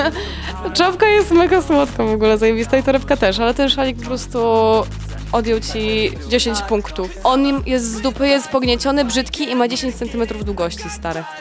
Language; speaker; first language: Polish; native; Polish